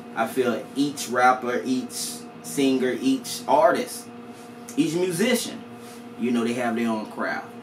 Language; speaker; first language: English; native; English